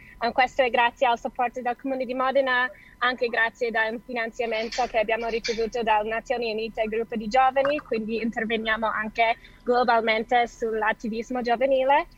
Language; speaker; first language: Italian; non-native, fluent; English